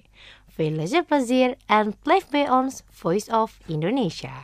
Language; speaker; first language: Dutch; non-native, fluent; Indonesian